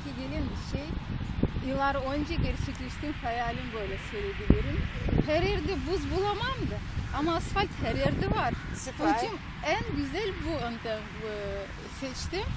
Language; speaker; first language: Turkish; non-native, learner; Russian